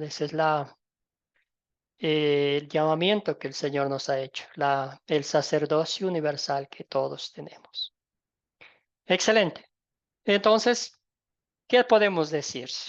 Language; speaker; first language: Spanish; native; Spanish